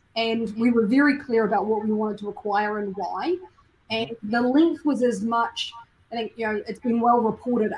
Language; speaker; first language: English; native; English